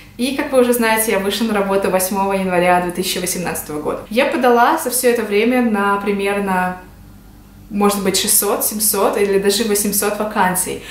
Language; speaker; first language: Russian; native; Russian